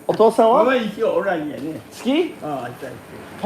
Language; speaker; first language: Japanese; non-native, learner; English